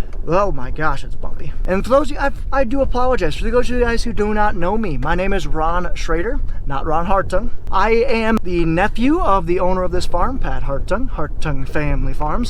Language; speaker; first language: English; native; English